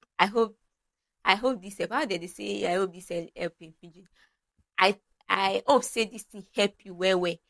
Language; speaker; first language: Nigerian Pidgin; non-native, local second language; Yoruba